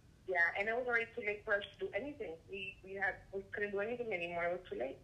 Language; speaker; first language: English; early bilingual, other home language; Spanish